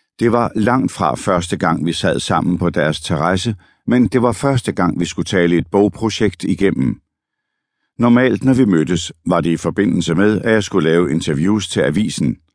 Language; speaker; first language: Danish; native; Danish